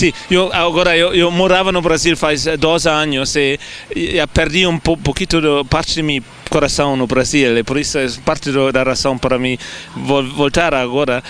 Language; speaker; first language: Portuguese; non-native, fluent; German